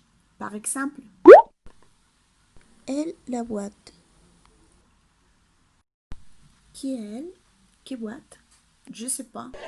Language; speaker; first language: French; non-native, learner; Spanish